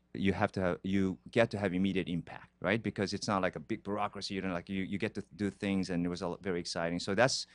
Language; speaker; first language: English; non-native, fluent; Korean